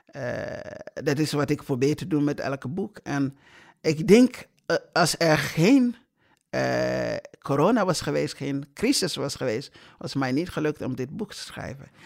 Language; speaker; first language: Dutch; non-native, fluent; English